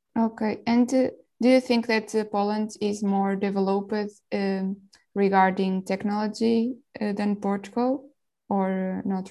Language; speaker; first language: English; non-native, local second language; Portuguese